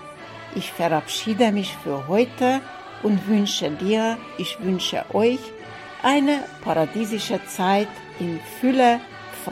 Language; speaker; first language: German; non-native, fluent; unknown